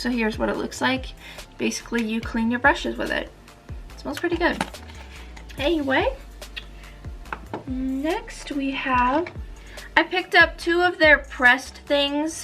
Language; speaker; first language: English; native; English